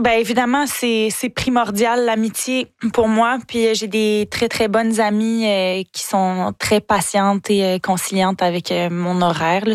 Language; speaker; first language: French; native; French